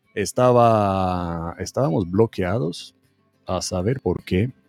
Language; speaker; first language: Spanish; non-native, fluent; Romanian